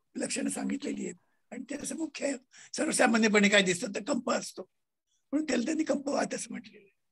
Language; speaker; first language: Marathi; native; Marathi